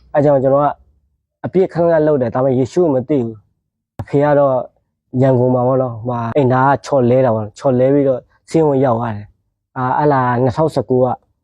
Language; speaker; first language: Burmese; native; Burmese